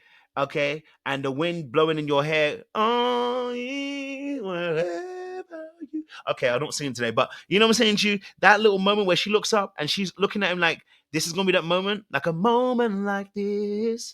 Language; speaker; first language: English; native; English